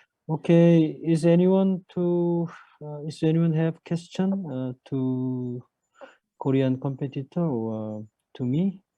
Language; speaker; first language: English; non-native, fluent; Korean